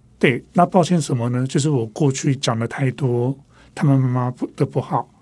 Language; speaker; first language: Chinese; non-native, local second language; Min Nan Chinese